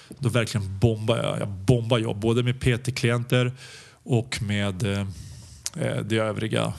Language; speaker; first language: Swedish; early bilingual, other home language; Serbian